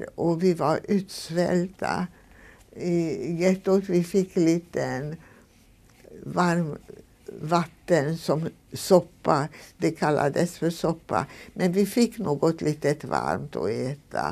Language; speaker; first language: Swedish; non-native, fluent; Hungarian